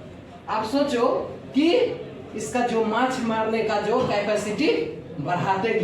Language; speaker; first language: Hindi; non-native, local second language; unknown